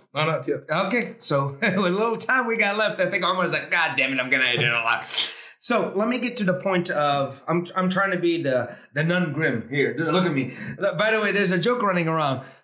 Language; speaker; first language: English; early bilingual, heritage; Arabic